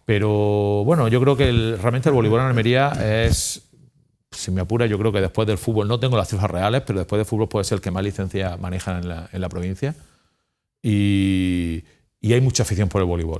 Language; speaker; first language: Spanish; native; Spanish